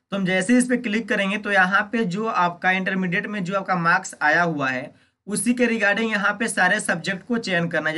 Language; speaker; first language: Hindi; native; Hindi